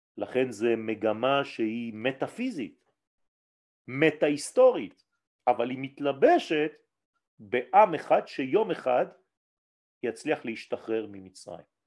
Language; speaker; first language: Hebrew; non-native, fluent; French